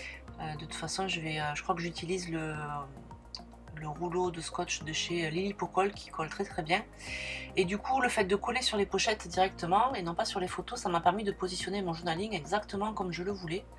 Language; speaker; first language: French; native; French